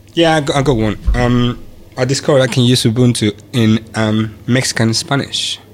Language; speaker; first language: English; non-native, fluent; Spanish